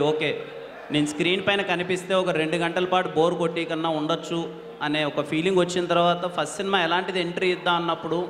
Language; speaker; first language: Telugu; native; Telugu